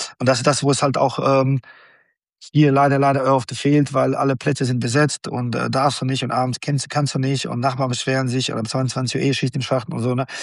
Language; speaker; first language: German; non-native, fluent; Bosnian